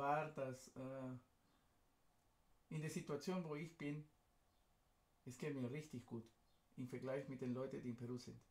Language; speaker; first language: German; non-native, fluent; Spanish